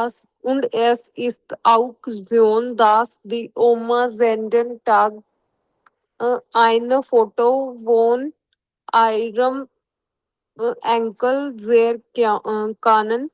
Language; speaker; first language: German; non-native, learner; Hindi